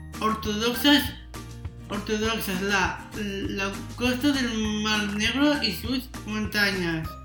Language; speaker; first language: Spanish; non-native, local second language; Catalan